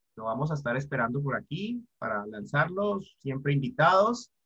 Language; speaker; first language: Spanish; native; Spanish